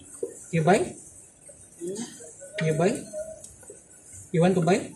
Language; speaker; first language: English; non-native, learner; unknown